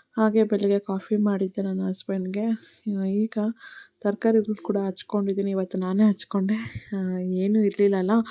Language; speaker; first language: Kannada; native; Kannada